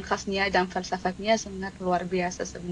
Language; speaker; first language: Indonesian; non-native, fluent; Arabic